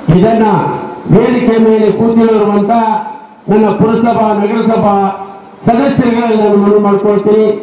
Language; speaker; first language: Kannada; non-native, local second language; Urdu